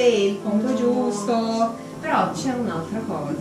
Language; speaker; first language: Italian; non-native, learner; Portuguese